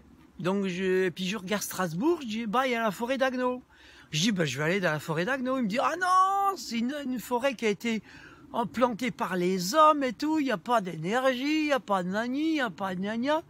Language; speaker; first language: French; native; French